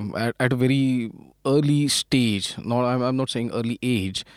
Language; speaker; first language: English; non-native, local second language; Marathi